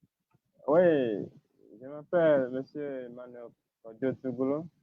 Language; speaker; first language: French; non-native, fluent; Ewe